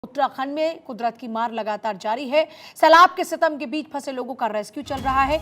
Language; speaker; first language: Hindi; native; Hindi